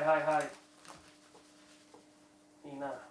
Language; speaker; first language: Japanese; non-native, learner; English